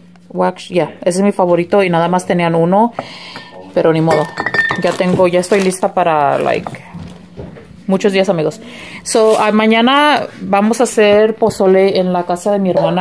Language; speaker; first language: Spanish; early bilingual, heritage; Spanish